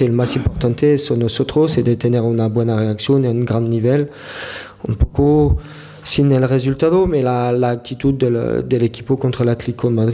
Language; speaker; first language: Spanish; non-native, fluent; French